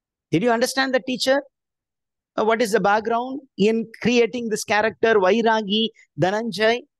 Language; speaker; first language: English; non-native, local second language; Tamil